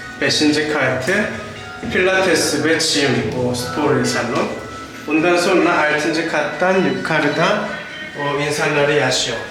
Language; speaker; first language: Turkish; non-native, learner; Korean